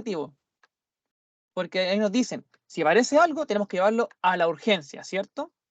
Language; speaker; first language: Spanish; native; Spanish